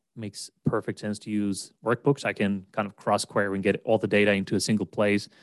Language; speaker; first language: English; non-native, fluent; Swedish